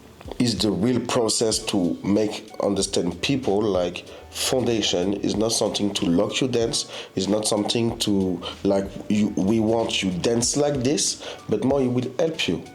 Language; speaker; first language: English; non-native, fluent; French